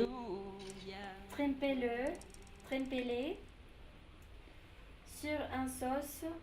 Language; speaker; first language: French; non-native, learner; Spanish